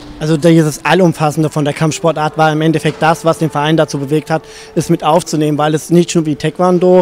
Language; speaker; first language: German; native; German